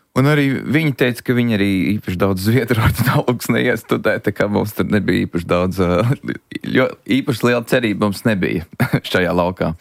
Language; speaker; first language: Latvian; native; Latvian